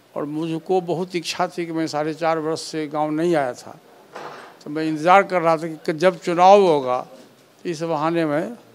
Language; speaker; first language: Hindi; native; Hindi